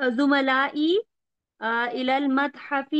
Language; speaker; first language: Arabic; non-native, learner; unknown